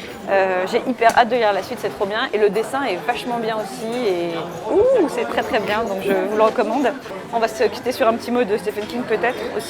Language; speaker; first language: French; native; French